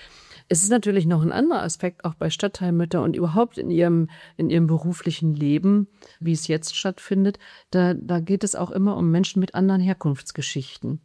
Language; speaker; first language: German; native; German